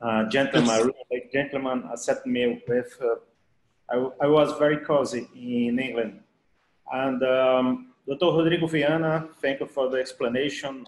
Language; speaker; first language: English; non-native, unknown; Portuguese